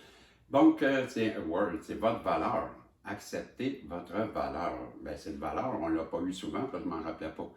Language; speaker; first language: French; native; French